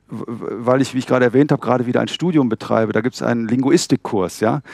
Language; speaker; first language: German; native; German